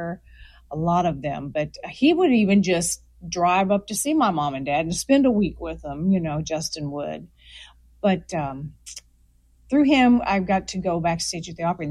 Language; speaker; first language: English; native; English